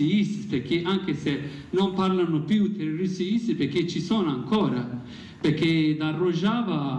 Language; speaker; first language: Italian; non-native, learner; Kurdish